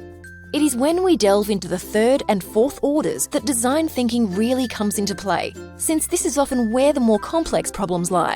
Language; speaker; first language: English; native; English